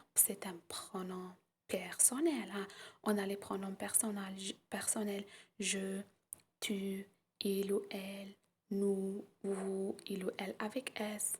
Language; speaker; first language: French; non-native, local second language; Arabic